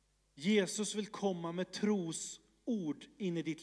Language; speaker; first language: Swedish; early bilingual, other home language; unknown